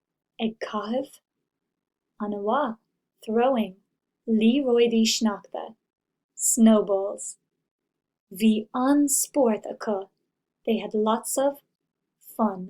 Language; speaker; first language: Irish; non-native, local second language; English